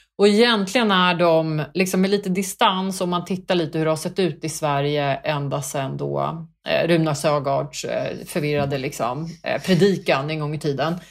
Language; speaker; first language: Swedish; early bilingual, other home language; Kurdish